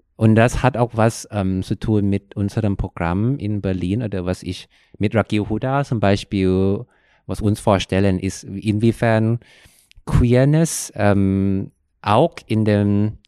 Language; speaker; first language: German; non-native, fluent; Thai